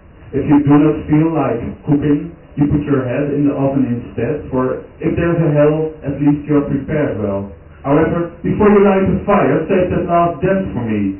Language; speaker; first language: English; non-native, fluent; Dutch